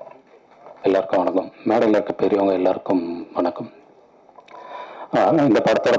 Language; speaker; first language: Tamil; native; Tamil